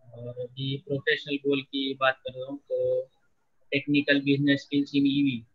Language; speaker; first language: Hindi; non-native, local second language; Gujarati